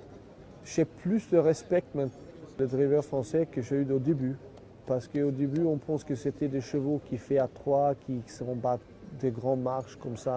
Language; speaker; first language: French; non-native, fluent; Swedish